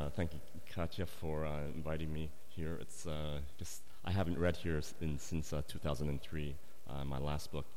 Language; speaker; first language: English; native; English